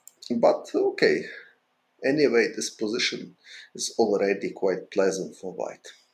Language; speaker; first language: English; non-native, fluent; Ukrainian